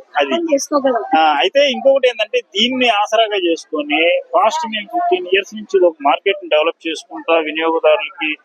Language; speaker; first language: Telugu; native; Telugu